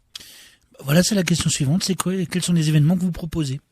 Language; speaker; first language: French; native; French